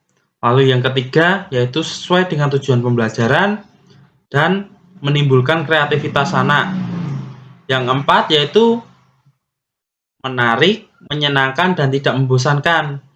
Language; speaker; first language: Indonesian; native; Indonesian